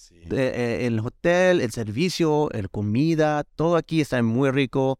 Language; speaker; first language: Spanish; early bilingual, heritage; Spanish